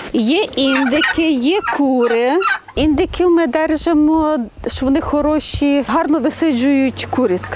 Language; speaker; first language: Ukrainian; native; Ukrainian